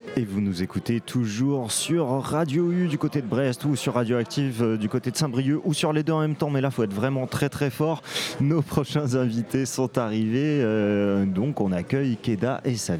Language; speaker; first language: French; native; French